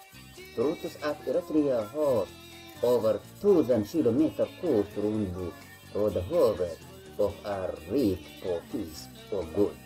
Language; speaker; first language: Swedish; non-native, learner; Tigrinya